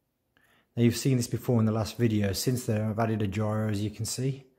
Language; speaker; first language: English; native; English